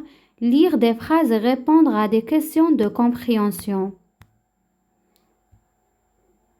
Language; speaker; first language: French; non-native, local second language; Arabic